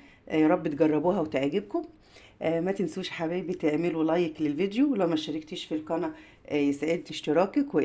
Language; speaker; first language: Arabic; native; Arabic